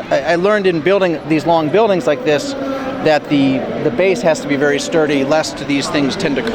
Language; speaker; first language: English; native; English